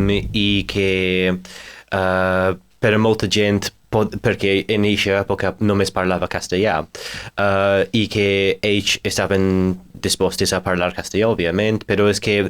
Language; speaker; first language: Catalan; non-native, fluent; English